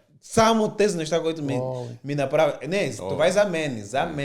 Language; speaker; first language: Bulgarian; non-native, learner; Portuguese